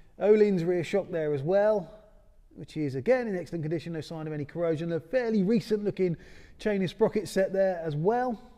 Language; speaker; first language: English; native; English